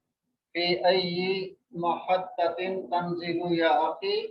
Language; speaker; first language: Arabic; non-native, learner; Urdu